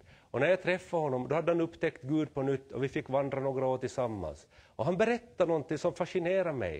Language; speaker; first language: Swedish; native; Swedish